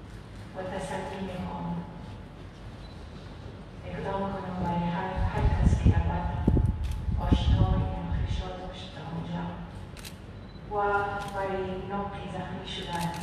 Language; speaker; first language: Persian; non-native, learner; Arabic